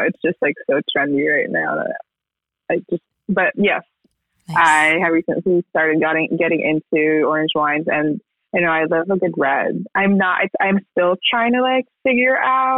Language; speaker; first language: English; non-native, local second language; Filipino